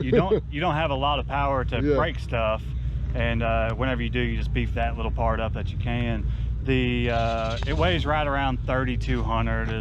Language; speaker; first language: English; native; English